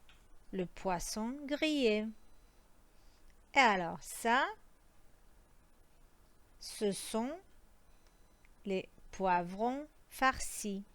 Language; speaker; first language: French; non-native, fluent; Croatian